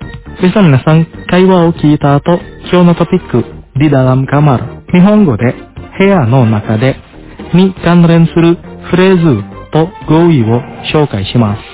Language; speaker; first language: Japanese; non-native, fluent; Indonesian